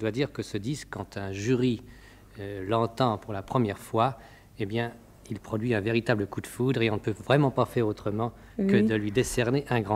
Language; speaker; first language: French; native; French